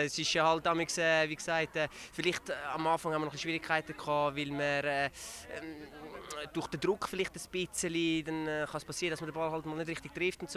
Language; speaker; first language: German; native; German